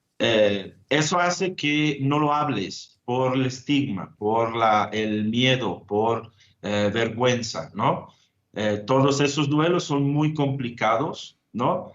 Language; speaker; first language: Spanish; non-native, fluent; Italian